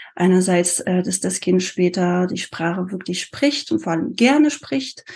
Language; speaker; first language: German; non-native, fluent; French